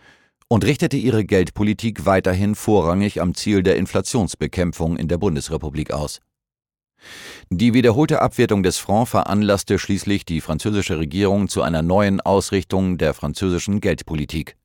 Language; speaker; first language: German; native; German